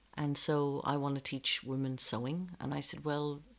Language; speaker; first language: English; native; English